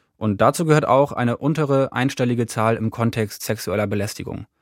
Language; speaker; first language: German; native; German